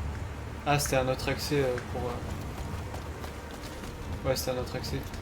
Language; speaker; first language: French; native; French